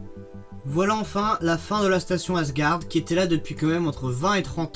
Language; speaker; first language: French; native; French